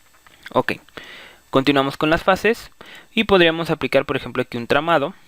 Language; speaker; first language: Spanish; native; Spanish